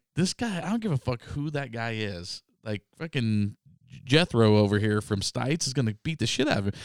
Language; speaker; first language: English; native; English